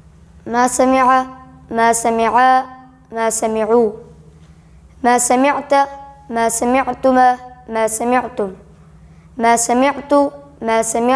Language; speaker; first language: Arabic; non-native, learner; Urdu